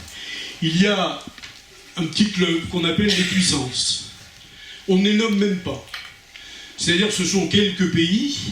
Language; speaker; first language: French; native; French